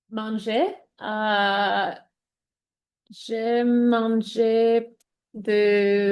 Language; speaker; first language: French; non-native, learner; Spanish